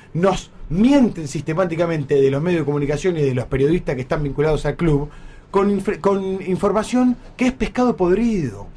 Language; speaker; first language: Spanish; native; Spanish